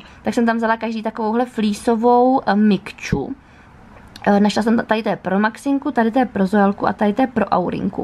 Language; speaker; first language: Czech; native; Czech